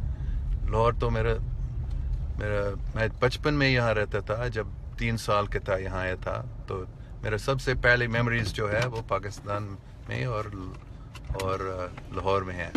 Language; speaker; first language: Hindi; non-native, local second language; English